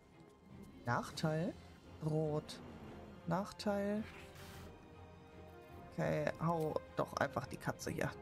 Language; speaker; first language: German; native; German